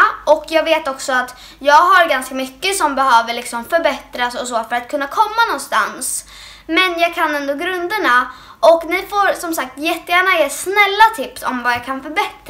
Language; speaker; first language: Swedish; native; Swedish